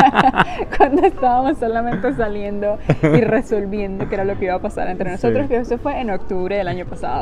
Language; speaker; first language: Spanish; native; Spanish